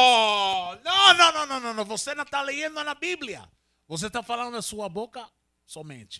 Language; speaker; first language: Portuguese; non-native, learner; Spanish